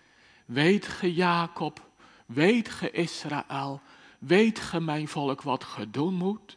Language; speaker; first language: Dutch; native; Dutch